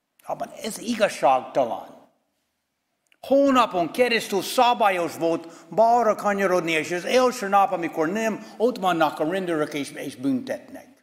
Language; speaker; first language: Hungarian; non-native, fluent; English